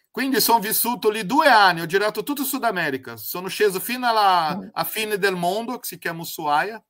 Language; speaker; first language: Italian; non-native, fluent; Portuguese